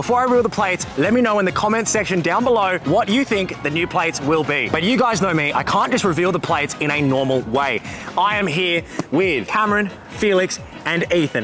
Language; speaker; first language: English; native; English